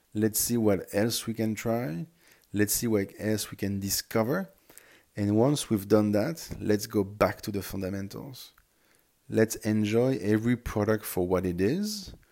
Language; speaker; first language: English; non-native, fluent; French